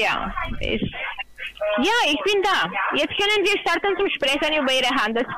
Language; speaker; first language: German; non-native, learner; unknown